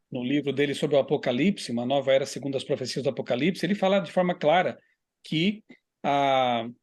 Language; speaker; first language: Portuguese; native; Portuguese